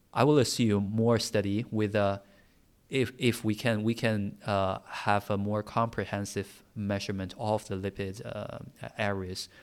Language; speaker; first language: English; non-native, fluent; Chinese